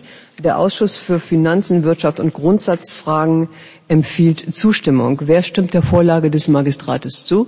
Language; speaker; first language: German; native; German